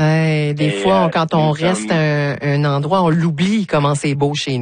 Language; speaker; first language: French; native; French